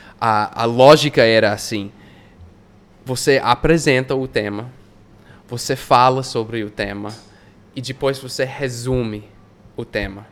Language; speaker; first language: Portuguese; non-native, fluent; English